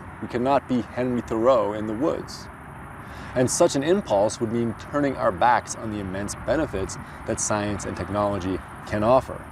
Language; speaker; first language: English; native; English